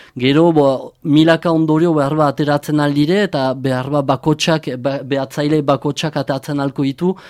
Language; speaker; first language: Basque; native; Basque